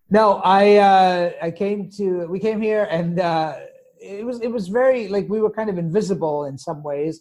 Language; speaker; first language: English; native; English